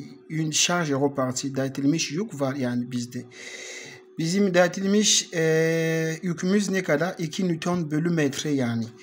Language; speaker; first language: Turkish; non-native, learner; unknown